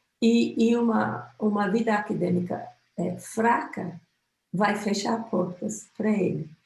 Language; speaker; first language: Portuguese; non-native, fluent; English